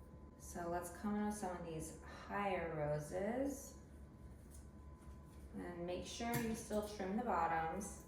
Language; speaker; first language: English; native; English